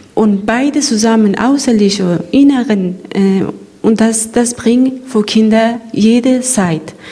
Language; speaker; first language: German; non-native, learner; Persian